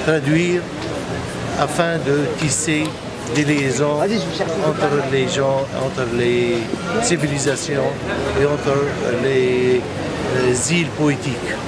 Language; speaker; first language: French; non-native, local second language; Arabic